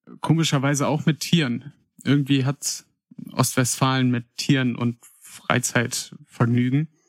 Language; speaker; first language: German; native; German